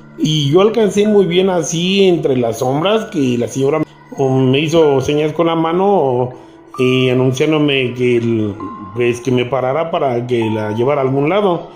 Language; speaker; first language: Spanish; native; Spanish